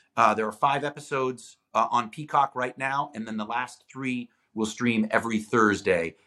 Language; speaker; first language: English; non-native, fluent; Greek